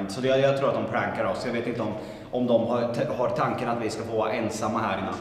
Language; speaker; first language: Swedish; native; Swedish